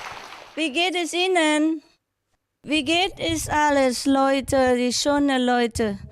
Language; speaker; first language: German; non-native, learner; Vietnamese